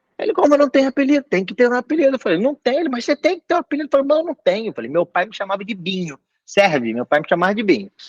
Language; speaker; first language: Portuguese; native; Portuguese